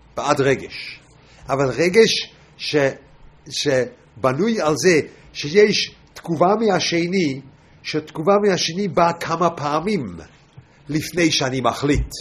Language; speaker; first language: Hebrew; non-native, fluent; English